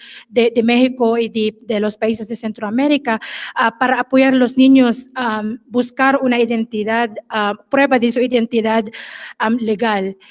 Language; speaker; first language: Spanish; non-native, fluent; English